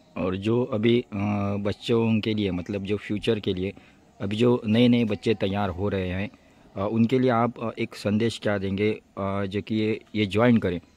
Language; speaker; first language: Hindi; non-native, local second language; Marathi